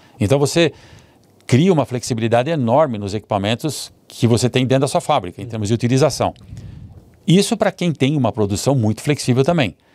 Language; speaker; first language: Portuguese; early bilingual, other home language; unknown